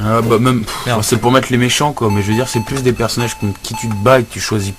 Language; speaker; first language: French; native; French